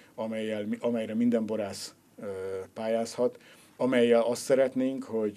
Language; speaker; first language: Hungarian; native; Hungarian